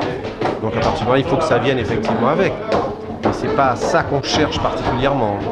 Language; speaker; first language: French; native; French